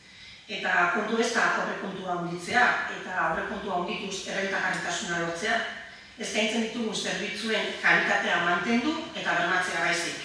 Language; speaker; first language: Basque; native; Basque